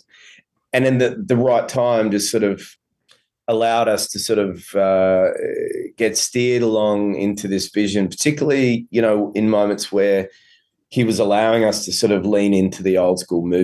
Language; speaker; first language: English; native; English